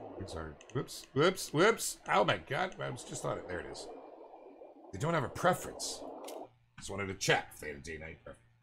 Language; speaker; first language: English; native; English